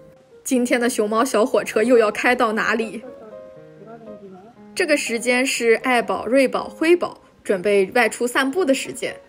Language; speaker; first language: Chinese; native; Chinese